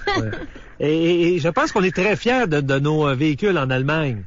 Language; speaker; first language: French; native; French